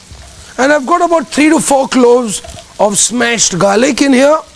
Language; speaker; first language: English; non-native, local second language; Hindi